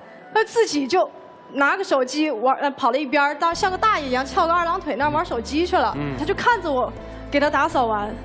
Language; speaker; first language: Chinese; native; Chinese